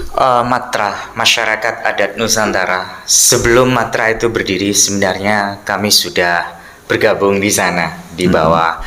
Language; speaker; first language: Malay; non-native, local second language; Madurese